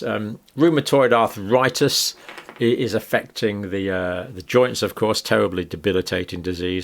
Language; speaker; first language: English; native; English